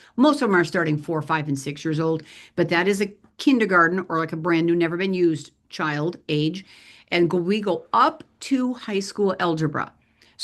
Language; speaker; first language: English; native; English